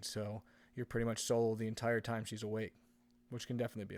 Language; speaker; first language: English; native; English